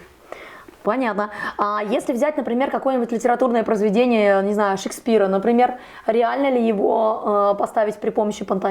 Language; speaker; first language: Russian; native; Russian